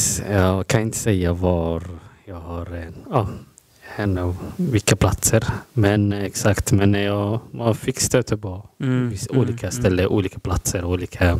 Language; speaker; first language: Swedish; non-native, learner; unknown